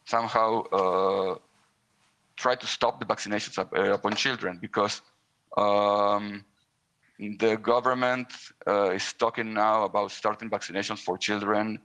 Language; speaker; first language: English; non-native, fluent; Hebrew